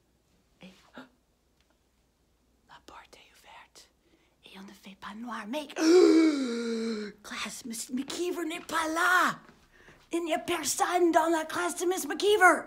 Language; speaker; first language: French; non-native, fluent; English